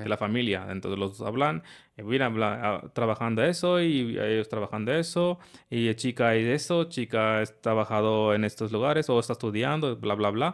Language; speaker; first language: Spanish; non-native, learner; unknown